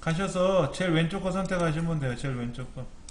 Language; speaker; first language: Korean; native; Korean